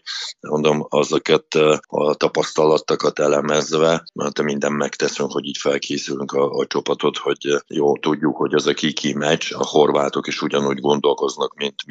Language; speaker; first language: Hungarian; non-native, fluent; Russian